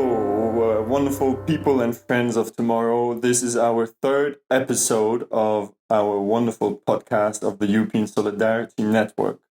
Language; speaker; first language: English; non-native, fluent; German